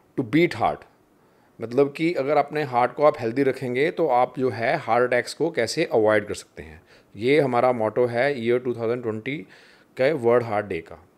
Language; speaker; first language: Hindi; non-native, local second language; Punjabi